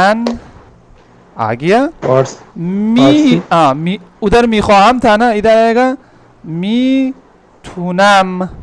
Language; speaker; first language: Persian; non-native, fluent; Urdu